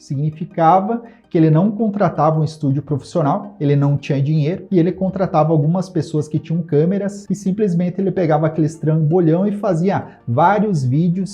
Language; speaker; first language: Portuguese; native; Portuguese